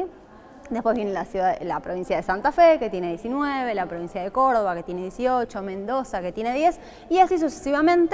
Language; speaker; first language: Spanish; native; Spanish